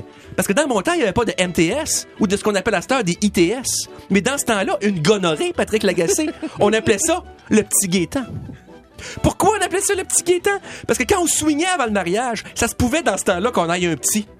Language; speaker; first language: French; native; French